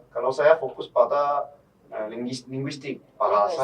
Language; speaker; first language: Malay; non-native, fluent; Korean